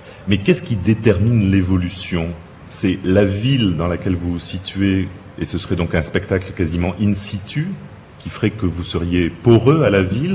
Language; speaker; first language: French; native; French